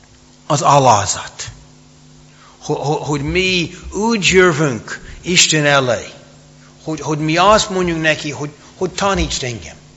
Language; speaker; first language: Hungarian; non-native, fluent; English